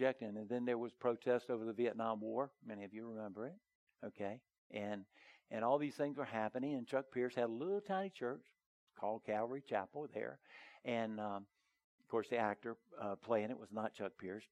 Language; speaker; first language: English; native; English